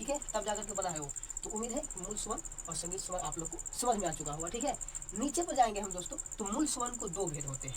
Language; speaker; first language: Hindi; native; Hindi